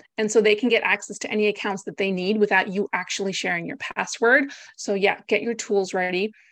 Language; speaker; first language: English; native; English